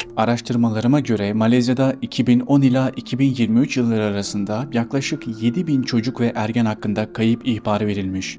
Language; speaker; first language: Turkish; native; Turkish